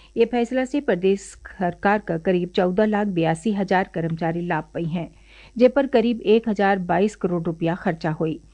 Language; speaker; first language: Bhojpuri; native; Bhojpuri